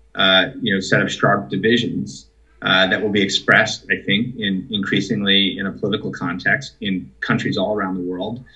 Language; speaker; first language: English; native; English